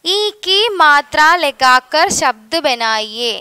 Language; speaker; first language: Hindi; non-native, local second language; Malayalam